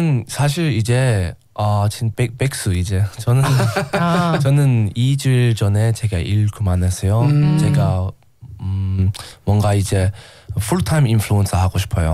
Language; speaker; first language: Korean; non-native, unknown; English